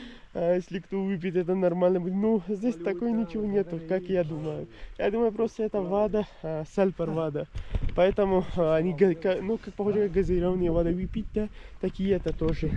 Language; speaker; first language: Russian; non-native, learner; Persian